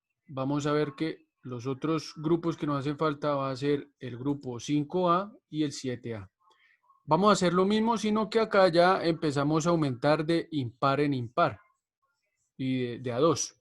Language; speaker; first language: Spanish; native; Spanish